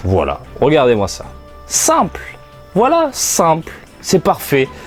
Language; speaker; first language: French; native; French